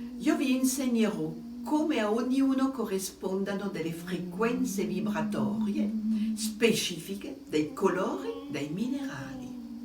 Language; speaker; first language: Italian; non-native, fluent; French